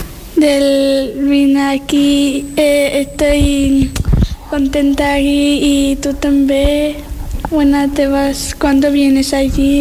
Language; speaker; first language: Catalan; non-native, learner; Urdu